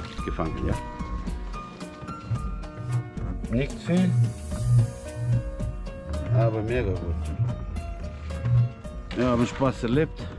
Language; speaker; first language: German; non-native, learner; Russian